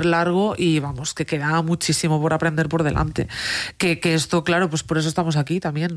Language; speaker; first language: Spanish; native; Spanish